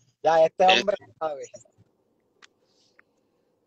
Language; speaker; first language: Spanish; native; Spanish